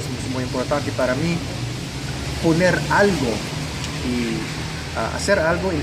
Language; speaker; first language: Spanish; non-native, fluent; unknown